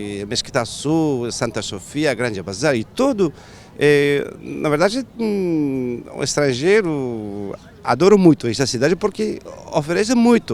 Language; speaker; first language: Portuguese; non-native, fluent; Turkish